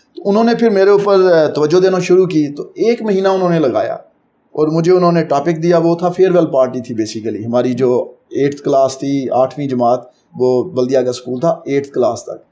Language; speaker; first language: Urdu; non-native, local second language; Punjabi